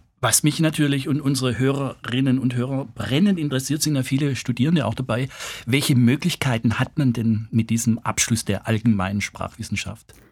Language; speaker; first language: German; native; German